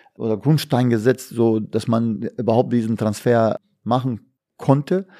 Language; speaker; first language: German; non-native, fluent; Bosnian